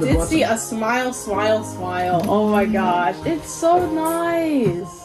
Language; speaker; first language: English; native; English